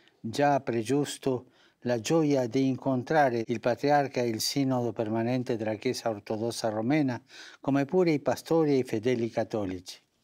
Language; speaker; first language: Italian; early bilingual, heritage; Spanish